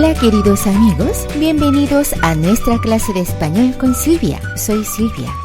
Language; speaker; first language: Spanish; non-native, fluent; Korean